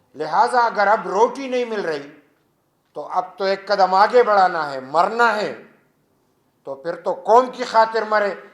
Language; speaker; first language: Urdu; non-native, local second language; Pashto